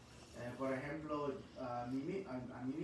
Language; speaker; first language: Spanish; early bilingual, heritage; English